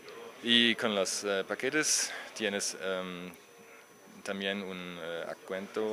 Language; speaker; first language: Spanish; non-native, learner; German